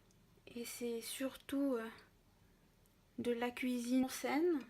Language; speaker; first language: French; non-native, local second language; Arabic